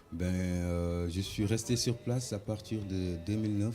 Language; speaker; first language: French; non-native, local second language; Wolof